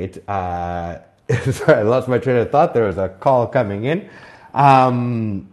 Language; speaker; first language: English; native; English